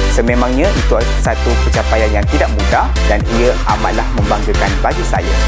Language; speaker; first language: Malay; native; Malay